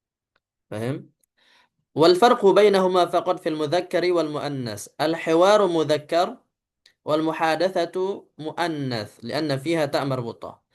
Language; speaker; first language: Arabic; non-native, fluent; Indonesian